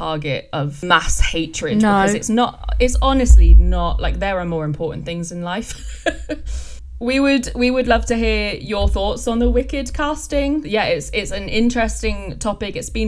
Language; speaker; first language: English; native; English